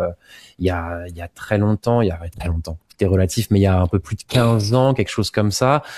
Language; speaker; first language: French; native; French